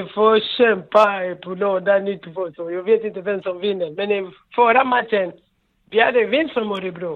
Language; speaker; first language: Swedish; non-native, learner; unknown